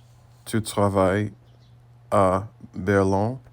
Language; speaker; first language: French; non-native, learner; English